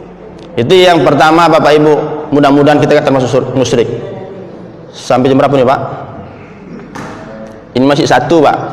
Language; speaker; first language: Indonesian; native; Indonesian